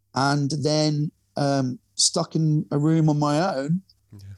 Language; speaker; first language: English; native; English